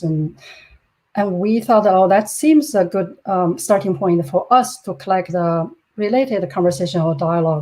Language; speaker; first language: English; non-native, fluent; Chinese